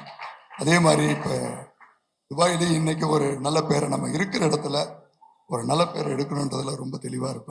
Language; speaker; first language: Tamil; native; Tamil